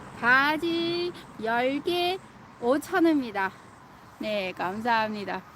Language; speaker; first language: Korean; non-native, fluent; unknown